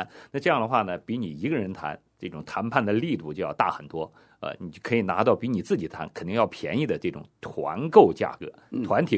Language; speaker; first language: Chinese; native; Chinese